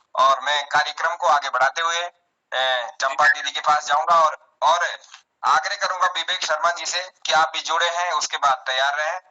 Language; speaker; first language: Hindi; non-native, local second language; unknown